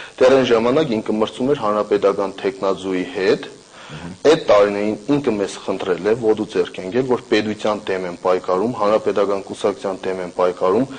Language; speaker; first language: Armenian; native; Armenian